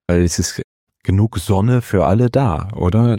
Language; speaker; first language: German; native; German